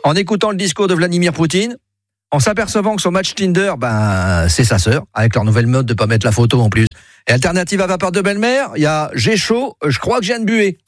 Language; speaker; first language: French; native; French